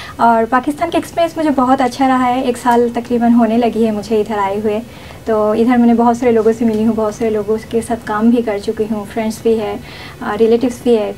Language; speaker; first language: Urdu; non-native, fluent; Bangla